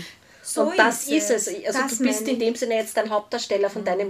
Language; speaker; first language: German; native; German